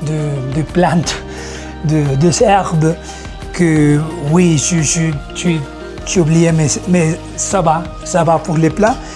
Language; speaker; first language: French; non-native, learner; Spanish